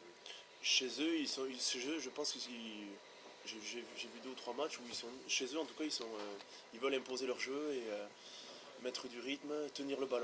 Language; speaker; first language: French; native; French